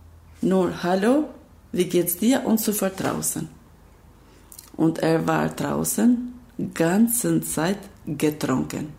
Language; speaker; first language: German; non-native, learner; Albanian